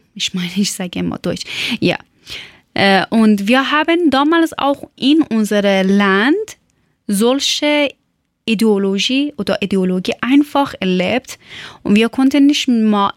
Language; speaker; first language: German; non-native, learner; Persian